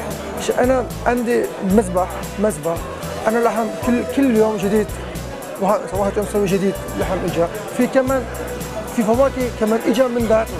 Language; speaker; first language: Arabic; non-native, learner; Turkish